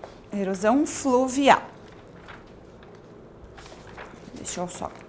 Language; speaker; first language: Portuguese; native; Portuguese